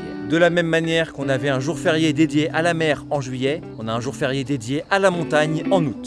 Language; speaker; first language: French; native; French